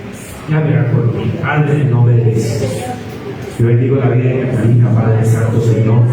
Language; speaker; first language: Spanish; native; Spanish